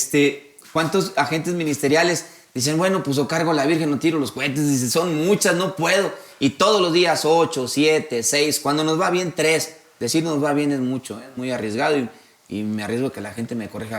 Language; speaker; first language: Spanish; native; Spanish